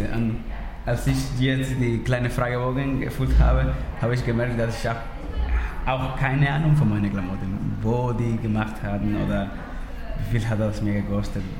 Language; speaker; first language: German; non-native, learner; Spanish